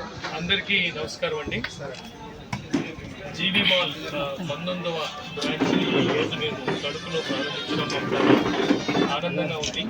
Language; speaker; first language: Telugu; native; Telugu